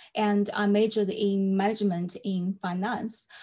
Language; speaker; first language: English; non-native, fluent; Chinese